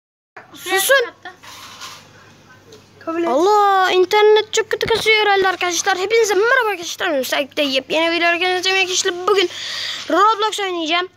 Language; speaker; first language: Turkish; native; Turkish